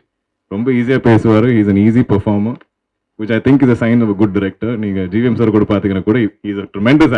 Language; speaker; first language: Tamil; non-native, local second language; Malayalam